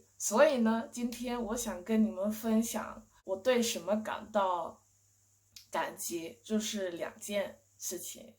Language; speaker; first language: Chinese; non-native, fluent; English